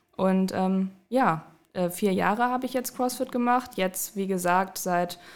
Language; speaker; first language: German; native; German